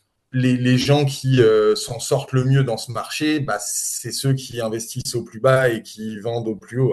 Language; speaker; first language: French; native; French